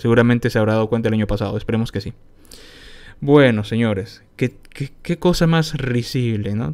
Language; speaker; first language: Spanish; native; Spanish